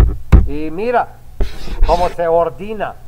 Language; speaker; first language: Spanish; non-native, fluent; English